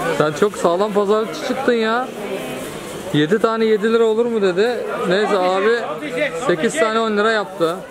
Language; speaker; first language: Turkish; native; Turkish